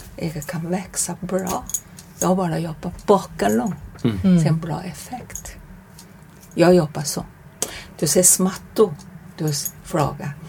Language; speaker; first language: Swedish; non-native, learner; Chinese